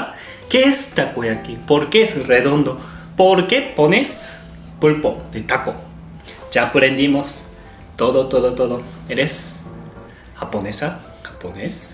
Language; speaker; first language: Spanish; non-native, learner; Japanese